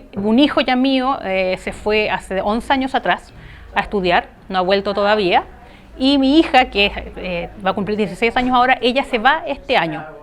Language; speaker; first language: Spanish; native; Spanish